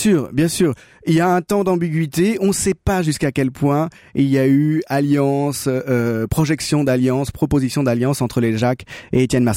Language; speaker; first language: French; native; French